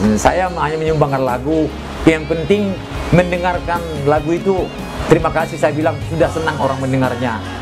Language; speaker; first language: Indonesian; non-native, local second language; Batak Toba